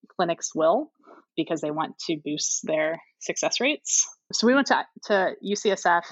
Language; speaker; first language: English; native; English